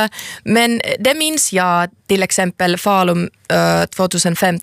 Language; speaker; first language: Swedish; non-native, local second language; Finnish